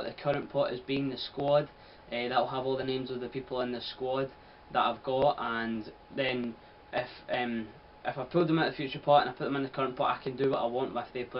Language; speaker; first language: English; native; English